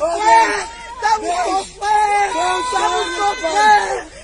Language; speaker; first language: Portuguese; non-native, learner; Haitian Creole